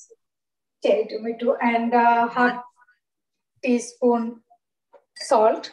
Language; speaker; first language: English; non-native, learner; Bangla